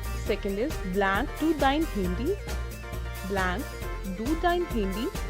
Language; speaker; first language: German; non-native, learner; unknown